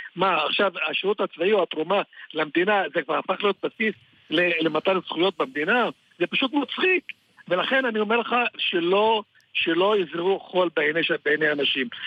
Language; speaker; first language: Hebrew; non-native, local second language; Arabic